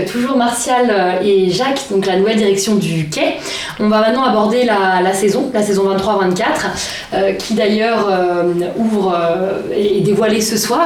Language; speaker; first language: French; native; French